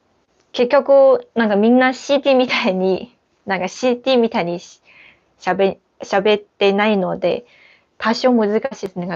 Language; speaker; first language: Japanese; non-native, fluent; Chinese